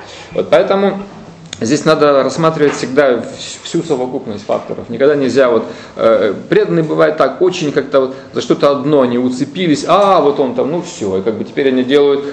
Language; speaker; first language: Russian; native; Russian